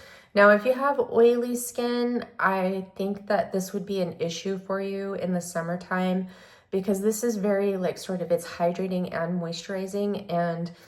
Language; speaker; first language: English; native; English